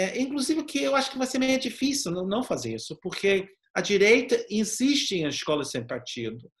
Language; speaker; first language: Portuguese; non-native, fluent; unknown